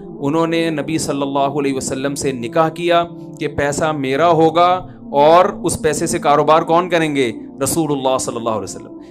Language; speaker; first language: Urdu; native; Urdu